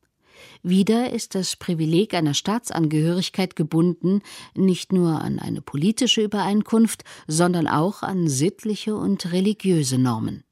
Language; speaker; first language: German; native; German